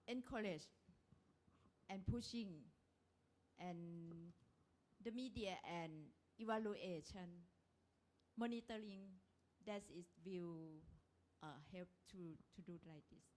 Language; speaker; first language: English; non-native, learner; Thai